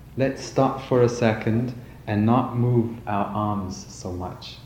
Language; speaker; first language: English; native; English